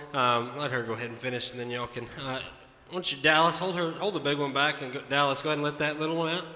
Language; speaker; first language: English; native; English